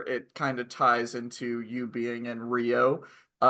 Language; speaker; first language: English; native; English